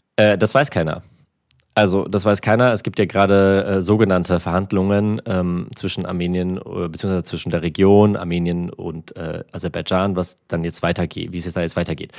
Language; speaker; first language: German; early bilingual, other home language; Armenian